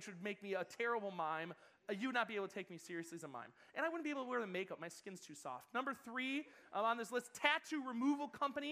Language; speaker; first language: English; native; English